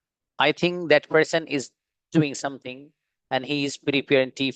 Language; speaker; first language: English; non-native, local second language; Hindi